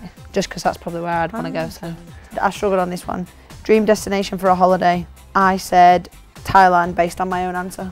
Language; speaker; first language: English; native; English